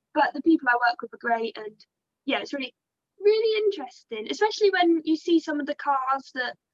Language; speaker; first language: English; native; English